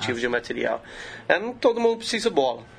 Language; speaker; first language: Portuguese; non-native, learner; English